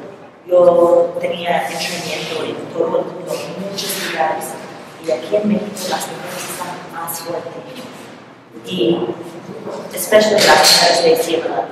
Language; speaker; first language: Spanish; non-native, learner; English